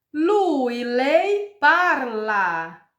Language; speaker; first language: Italian; non-native, fluent; Portuguese